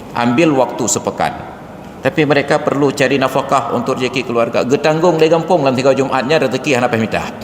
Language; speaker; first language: Malay; non-native, local second language; Achinese